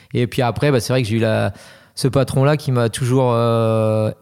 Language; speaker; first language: French; native; French